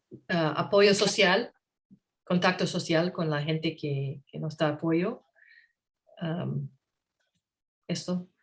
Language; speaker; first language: Spanish; non-native, learner; English